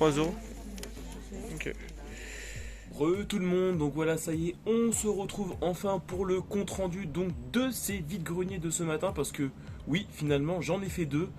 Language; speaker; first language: French; native; French